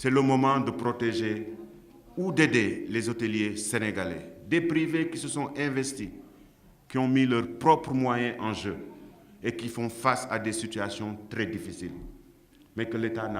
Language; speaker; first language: French; non-native, local second language; Wolof